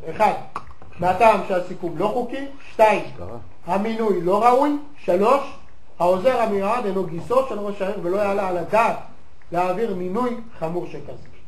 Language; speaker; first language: Hebrew; native; Hebrew